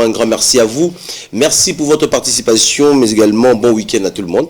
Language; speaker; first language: French; non-native, local second language; Lingala